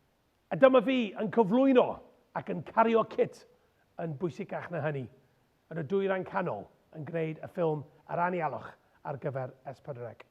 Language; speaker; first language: Welsh; non-native, local second language; English